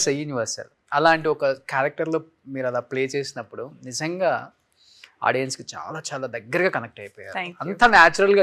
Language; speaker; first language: Telugu; native; Telugu